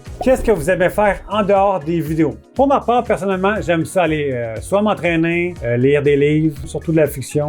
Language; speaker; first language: French; native; French